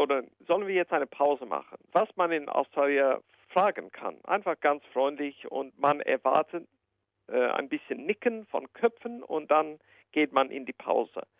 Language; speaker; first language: German; non-native, fluent; English